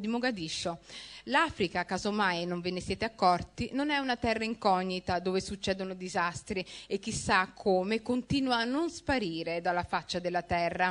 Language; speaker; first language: Italian; early bilingual, other home language; Somali